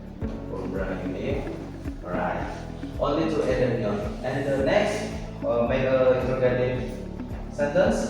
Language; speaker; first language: English; non-native, learner; Indonesian